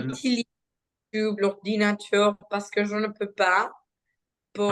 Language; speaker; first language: French; non-native, learner; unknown